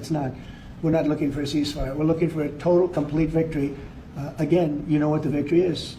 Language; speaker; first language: English; native; English